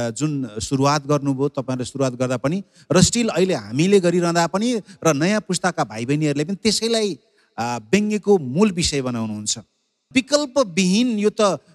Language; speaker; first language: Nepali; native; Nepali